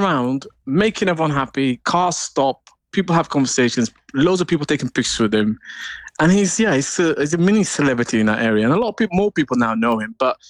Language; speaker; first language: English; native; English